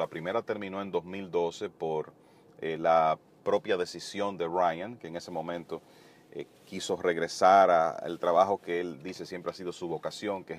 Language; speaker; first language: Spanish; native; Spanish